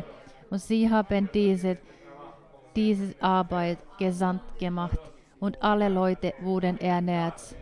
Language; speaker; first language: German; non-native, fluent; Finnish